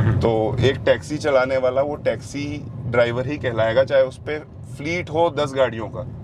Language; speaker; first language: Hindi; native; Hindi